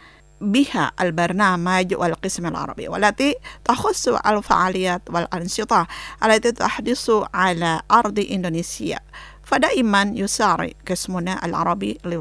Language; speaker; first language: Arabic; non-native, fluent; Indonesian